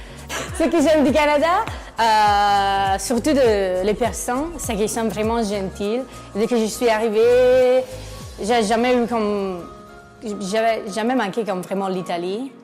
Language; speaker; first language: French; non-native, learner; Italian